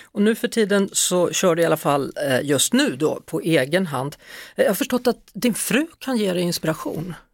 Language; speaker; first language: Swedish; native; Swedish